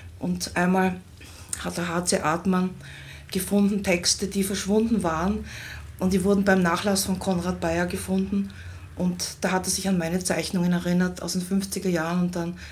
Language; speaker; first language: German; native; German